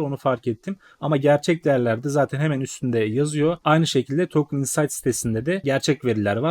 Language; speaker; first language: Turkish; native; Turkish